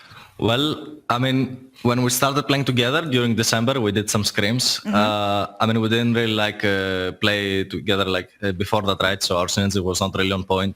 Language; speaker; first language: English; non-native, fluent; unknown